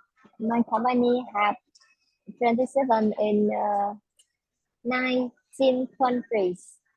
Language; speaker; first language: English; non-native, learner; Vietnamese